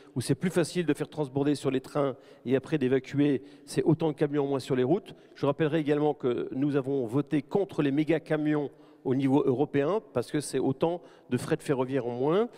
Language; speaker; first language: French; native; French